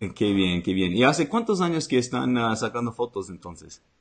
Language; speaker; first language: Spanish; non-native, learner; English